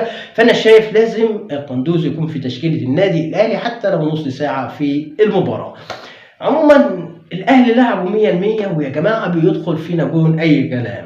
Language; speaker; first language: Arabic; native; Arabic